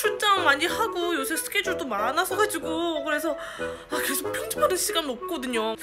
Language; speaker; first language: Korean; non-native, fluent; Chinese